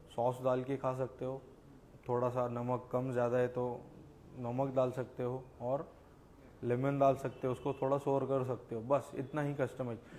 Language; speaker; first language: Hindi; non-native, local second language; Marathi